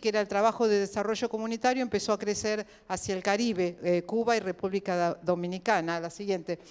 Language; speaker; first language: Spanish; native; Spanish